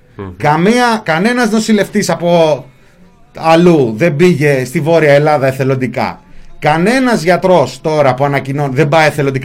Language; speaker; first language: Greek; native; Greek